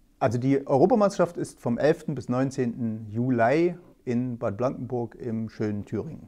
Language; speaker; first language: German; native; German